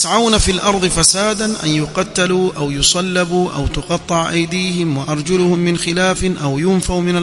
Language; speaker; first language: Arabic; non-native, fluent; Swahili